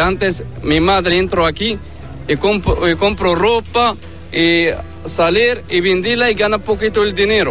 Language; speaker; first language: Spanish; non-native, learner; Arabic